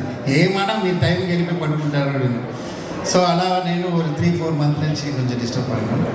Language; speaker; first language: Telugu; non-native, learner; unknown